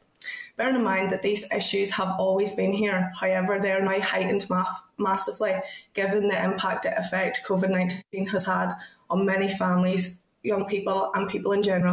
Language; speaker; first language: English; native; English